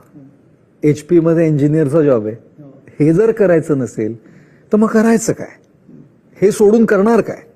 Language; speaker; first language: Marathi; non-native, local second language; Marwari